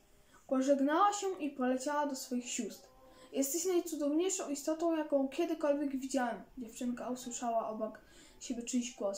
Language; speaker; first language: Polish; native; Polish